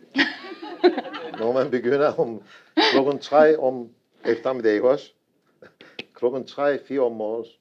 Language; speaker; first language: Danish; non-native, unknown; Turkish